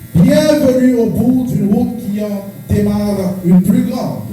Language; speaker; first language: French; non-native, local second language; Haitian Creole